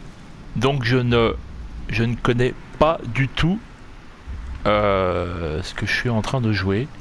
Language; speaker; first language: French; native; French